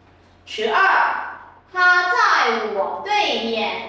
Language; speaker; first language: Chinese; non-native, fluent; Vietnamese